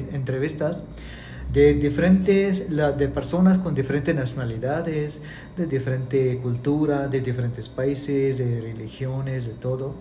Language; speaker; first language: Spanish; non-native, fluent; Urdu